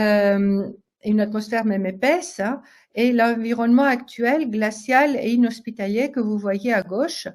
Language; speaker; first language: French; native; French